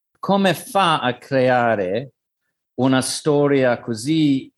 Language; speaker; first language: Italian; non-native, learner; English